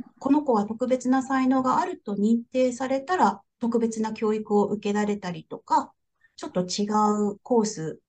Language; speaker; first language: Japanese; native; Japanese